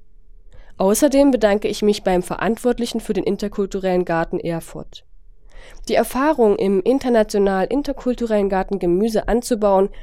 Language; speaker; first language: German; non-native, fluent; Chinese